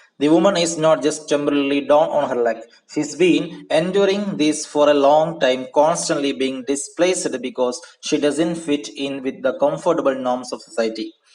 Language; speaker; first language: English; non-native, local second language; Malayalam